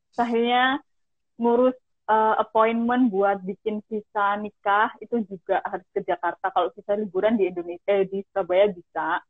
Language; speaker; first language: Indonesian; native; Indonesian